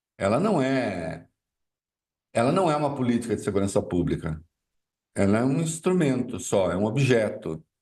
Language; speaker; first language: Portuguese; native; Portuguese